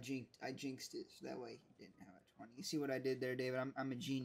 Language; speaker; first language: English; native; English